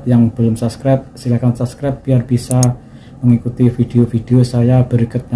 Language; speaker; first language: Indonesian; native; Indonesian